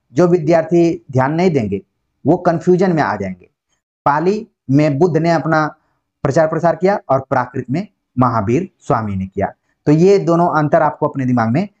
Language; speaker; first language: Hindi; native; Hindi